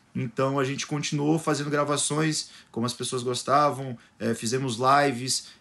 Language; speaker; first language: Portuguese; native; Portuguese